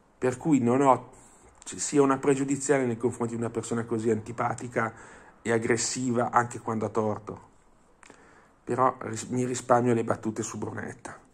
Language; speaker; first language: Italian; non-native, fluent; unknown